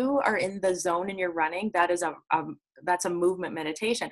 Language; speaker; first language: English; native; English